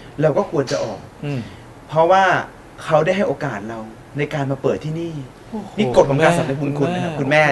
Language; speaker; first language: Thai; native; Thai